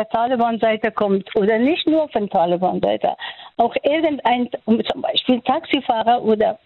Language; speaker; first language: German; non-native, fluent; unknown